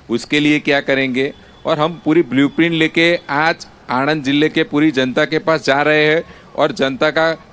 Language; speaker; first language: Hindi; non-native, local second language; Gujarati